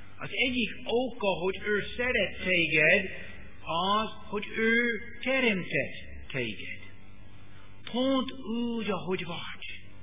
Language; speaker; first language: Hungarian; non-native, fluent; English